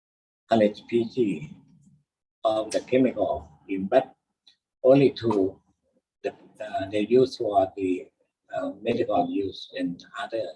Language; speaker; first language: English; non-native, learner; Thai